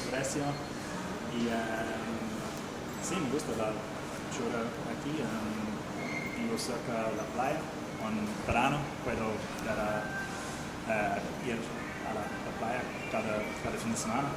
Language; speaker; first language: Spanish; non-native, learner; English